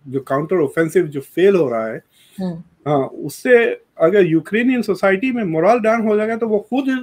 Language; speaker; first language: Hindi; non-native, local second language; Urdu